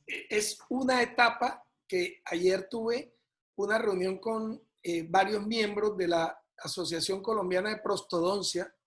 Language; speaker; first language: Spanish; native; Spanish